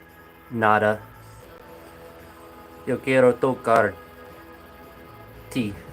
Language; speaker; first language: Spanish; non-native, learner; English